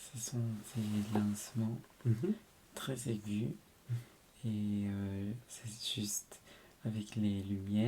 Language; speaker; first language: French; non-native, fluent; Spanish